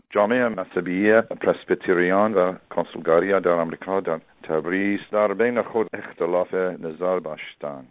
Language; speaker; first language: Persian; non-native, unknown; English